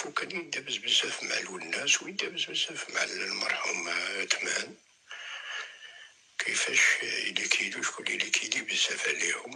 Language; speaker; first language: Arabic; native; Arabic